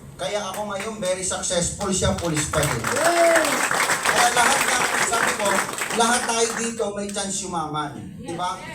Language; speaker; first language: Filipino; non-native, local second language; Cebuano